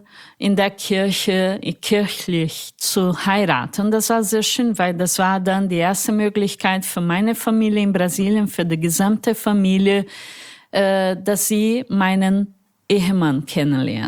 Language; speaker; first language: German; non-native, fluent; Portuguese